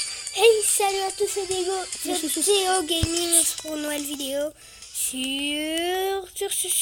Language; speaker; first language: French; native; French